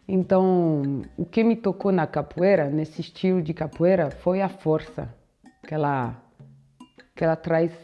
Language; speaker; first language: Portuguese; non-native, fluent; French